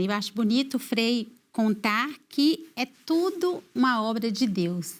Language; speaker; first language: Portuguese; native; Portuguese